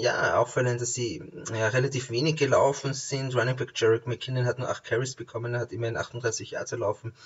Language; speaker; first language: German; native; German